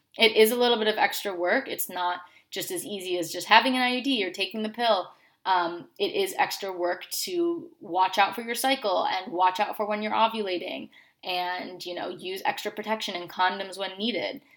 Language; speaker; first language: English; native; English